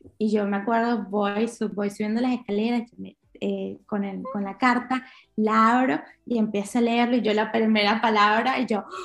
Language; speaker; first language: Spanish; native; Spanish